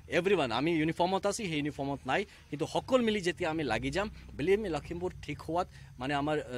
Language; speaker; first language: Assamese; non-native, fluent; Hindi